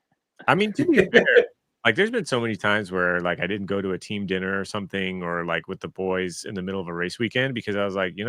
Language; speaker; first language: English; native; English